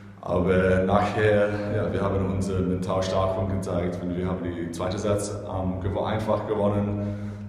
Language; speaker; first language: German; non-native, fluent; English